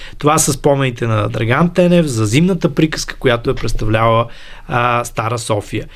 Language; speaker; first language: Bulgarian; native; Bulgarian